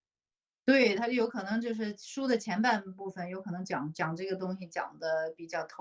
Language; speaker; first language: Chinese; native; Chinese